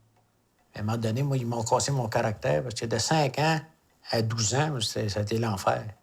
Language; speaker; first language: French; native; French